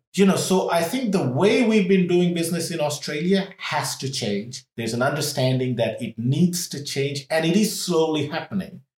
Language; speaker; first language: English; early bilingual, other home language; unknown